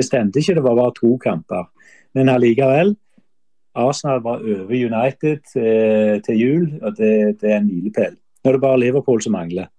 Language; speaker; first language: Norwegian; native; Norwegian